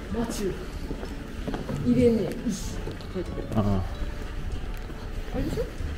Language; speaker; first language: Japanese; native; Japanese